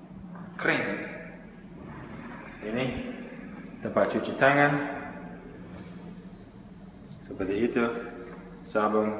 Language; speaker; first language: Indonesian; non-native, fluent; English